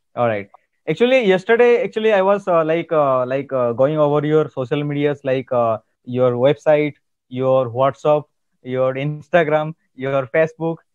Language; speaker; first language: English; non-native, local second language; Odia